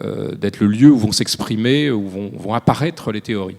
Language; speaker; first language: French; native; French